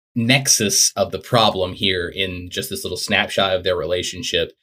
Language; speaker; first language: English; native; English